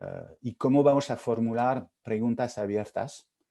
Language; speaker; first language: Spanish; non-native, fluent; French